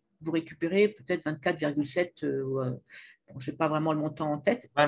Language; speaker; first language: French; native; French